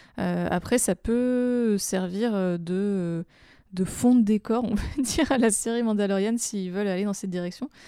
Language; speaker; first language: French; native; French